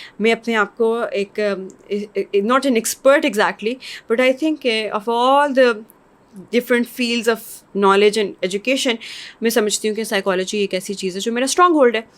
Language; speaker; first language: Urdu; non-native, local second language; English